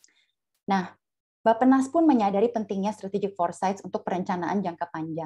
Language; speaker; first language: Indonesian; native; Indonesian